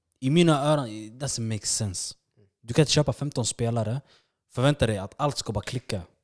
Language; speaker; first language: Swedish; early bilingual, other home language; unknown